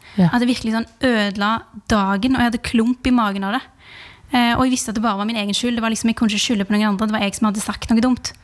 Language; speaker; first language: Norwegian; early bilingual, other home language; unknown